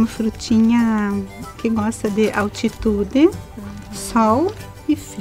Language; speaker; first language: Portuguese; native; Portuguese